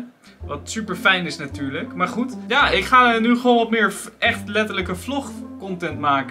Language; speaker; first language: Dutch; native; Dutch